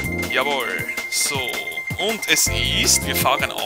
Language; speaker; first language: German; native; German